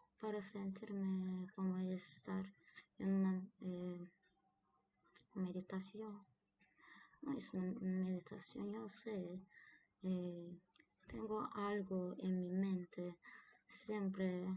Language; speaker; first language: Spanish; non-native, learner; Turkish